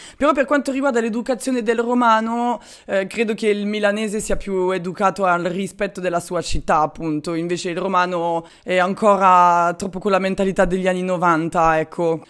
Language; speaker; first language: Italian; non-native, fluent; French